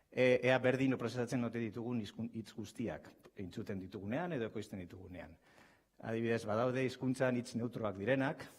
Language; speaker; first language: Basque; non-native, local second language; Spanish